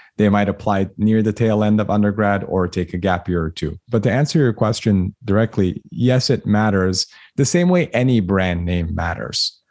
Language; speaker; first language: English; early bilingual, other home language; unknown